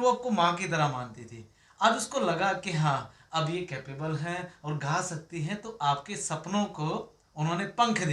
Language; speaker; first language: Hindi; native; Hindi